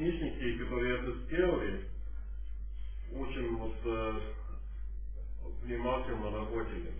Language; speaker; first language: Russian; non-native, fluent; English